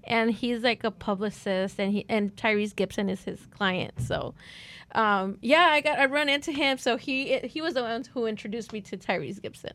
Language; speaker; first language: English; early bilingual, other home language; Spanish